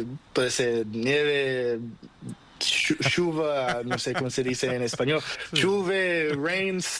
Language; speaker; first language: Spanish; non-native, learner; Portuguese